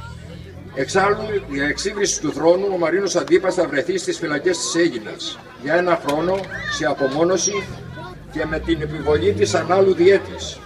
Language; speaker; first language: Greek; native; Greek